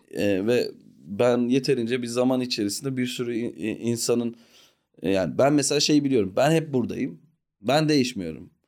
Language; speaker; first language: Turkish; early bilingual, heritage; Turkish